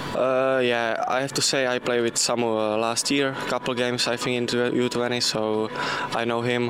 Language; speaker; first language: English; non-native, learner; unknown